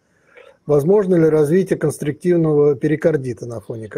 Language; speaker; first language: Russian; native; Russian